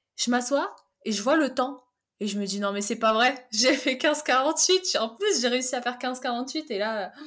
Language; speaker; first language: French; early bilingual, other home language; Arabic